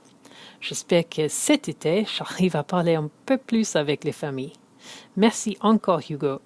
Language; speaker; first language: French; non-native, learner; English